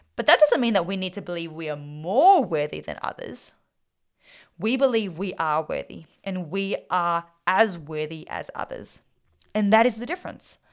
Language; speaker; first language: English; non-native, local second language; Vietnamese